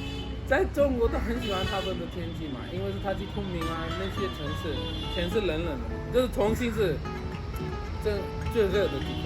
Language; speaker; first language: Chinese; non-native, fluent; Hindi